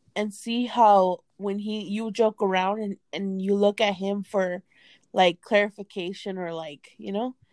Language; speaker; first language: English; early bilingual, other home language; Spanish